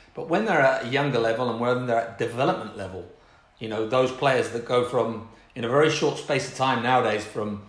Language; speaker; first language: English; native; English